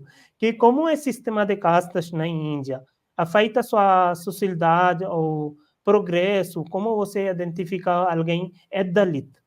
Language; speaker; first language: Portuguese; non-native, learner; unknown